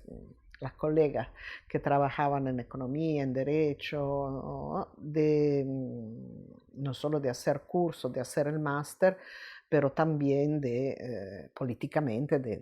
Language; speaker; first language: Spanish; non-native, fluent; Italian